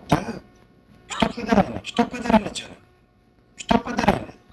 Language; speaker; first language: Russian; non-native, learner; Uzbek